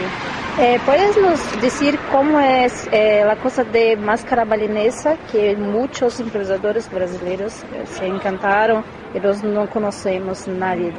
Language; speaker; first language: Spanish; non-native, learner; Portuguese